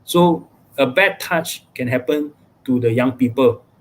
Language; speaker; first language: English; non-native, local second language; Malay